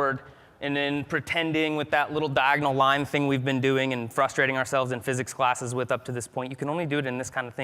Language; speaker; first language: English; native; English